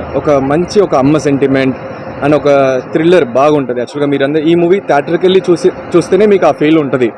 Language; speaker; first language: Telugu; non-native, fluent; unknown